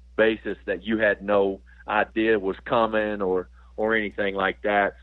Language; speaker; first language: English; native; English